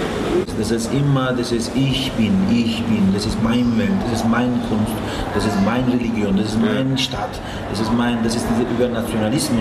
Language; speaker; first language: German; non-native, learner; Turkish